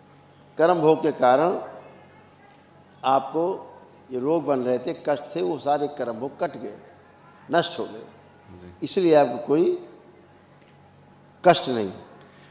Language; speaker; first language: Hindi; native; Hindi